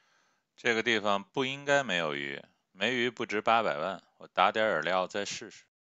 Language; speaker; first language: Chinese; native; Chinese